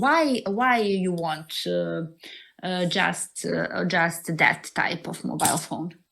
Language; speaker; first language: English; non-native, learner; Serbian